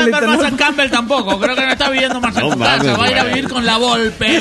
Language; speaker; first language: Spanish; native; Spanish